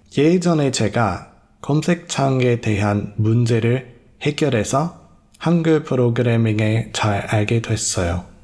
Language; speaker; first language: Korean; non-native, fluent; English